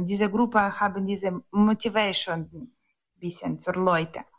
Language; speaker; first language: German; non-native, learner; Ukrainian